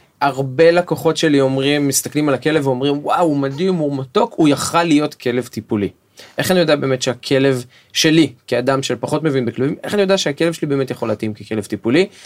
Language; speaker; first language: Hebrew; native; Hebrew